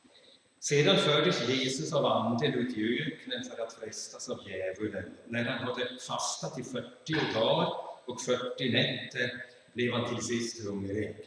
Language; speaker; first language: Swedish; non-native, fluent; German